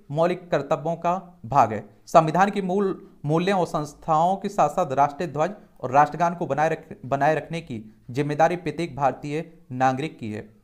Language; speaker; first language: Hindi; native; Hindi